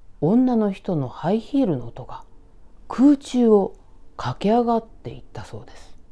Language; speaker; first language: Japanese; native; Japanese